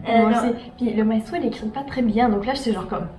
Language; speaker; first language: French; native; French